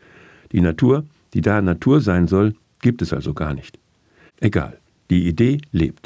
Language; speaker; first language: German; native; German